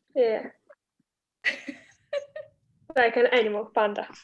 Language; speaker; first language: English; non-native, learner; Russian